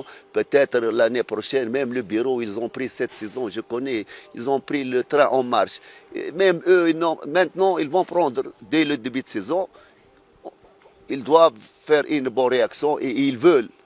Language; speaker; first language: French; non-native, fluent; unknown